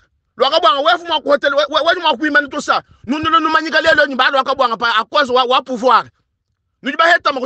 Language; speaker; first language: French; non-native, local second language; Luba-Lulua